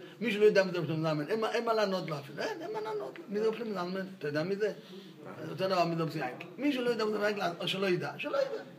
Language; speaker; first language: Hebrew; native; Hebrew